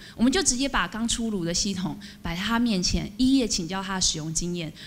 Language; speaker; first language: Chinese; native; Chinese